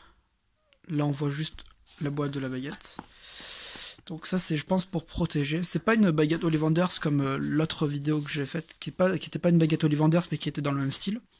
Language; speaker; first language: French; native; French